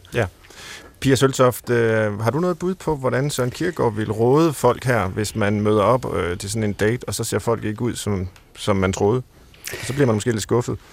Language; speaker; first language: Danish; native; Danish